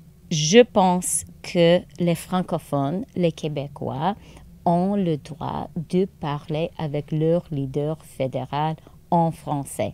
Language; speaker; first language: French; non-native, local second language; English